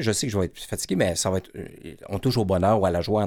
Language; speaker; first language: French; native; French